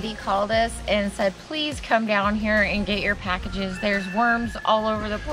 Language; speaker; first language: English; native; English